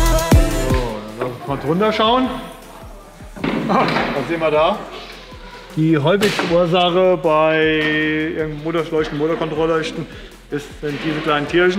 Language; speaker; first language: German; native; German